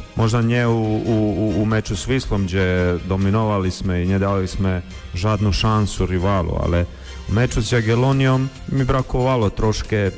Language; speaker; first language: Polish; non-native, learner; Croatian